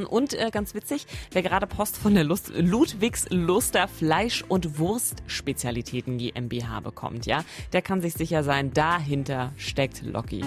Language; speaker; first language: German; native; German